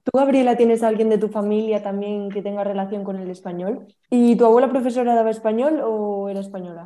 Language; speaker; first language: Spanish; native; Spanish